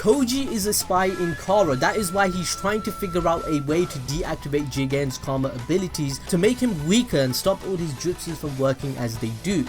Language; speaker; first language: English; native; English